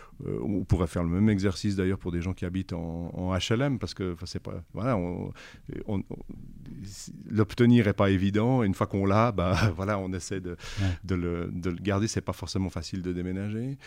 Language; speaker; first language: French; native; French